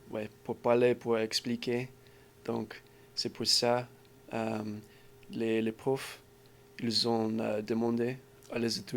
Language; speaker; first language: French; non-native, learner; English